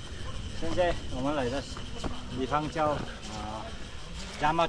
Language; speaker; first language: Chinese; non-native, fluent; Nepali